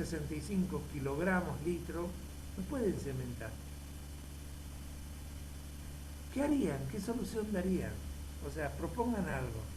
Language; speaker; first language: Spanish; native; Spanish